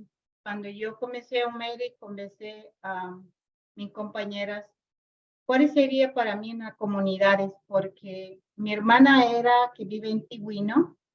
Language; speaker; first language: Spanish; non-native, local second language; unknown